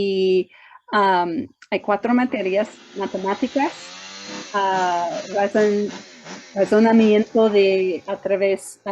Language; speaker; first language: Spanish; non-native, fluent; English